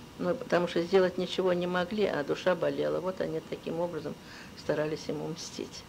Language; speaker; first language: Russian; native; Russian